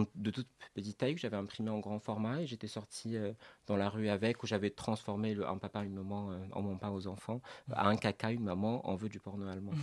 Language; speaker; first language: French; non-native, local second language; Arabic